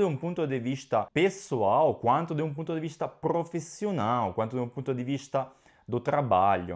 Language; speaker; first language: Portuguese; non-native, fluent; Italian